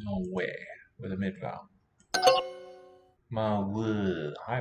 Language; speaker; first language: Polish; non-native, learner; English